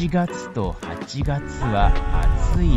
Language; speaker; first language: Japanese; non-native, learner; English